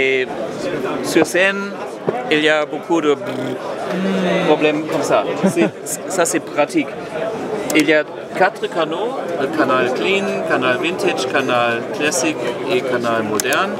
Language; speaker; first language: French; non-native, learner; German